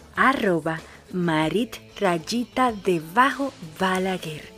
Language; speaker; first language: Spanish; native; Spanish